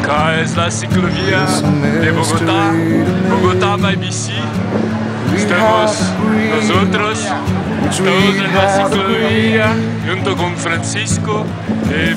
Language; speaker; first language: Spanish; non-native, learner; Portuguese